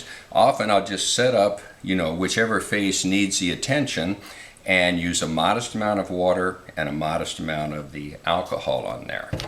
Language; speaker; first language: English; native; English